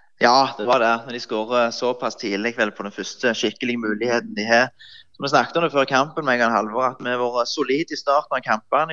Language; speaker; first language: Norwegian; native; Norwegian